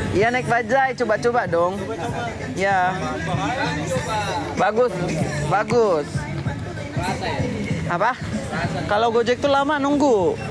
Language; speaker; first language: Indonesian; non-native, learner; Cebuano